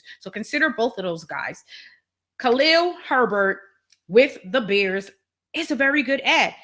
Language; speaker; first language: English; native; English